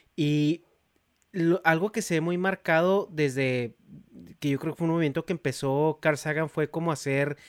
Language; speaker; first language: Spanish; native; Spanish